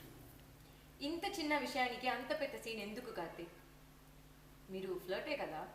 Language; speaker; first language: Telugu; non-native, learner; Tamil